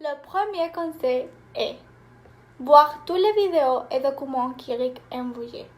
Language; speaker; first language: French; non-native, learner; Spanish